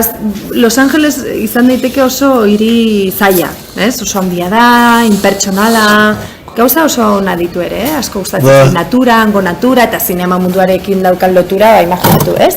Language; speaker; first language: Basque; non-native, local second language; Spanish